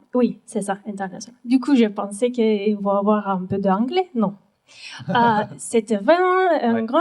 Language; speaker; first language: French; non-native, learner; Turkish